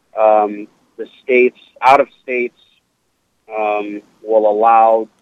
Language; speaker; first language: English; native; English